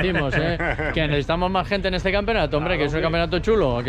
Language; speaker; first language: Spanish; native; Spanish